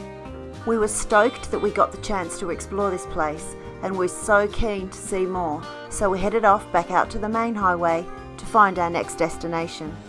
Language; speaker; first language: English; native; English